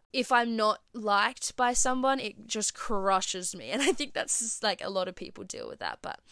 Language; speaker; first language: English; native; English